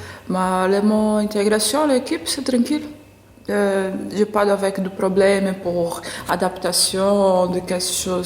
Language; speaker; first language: French; non-native, learner; Portuguese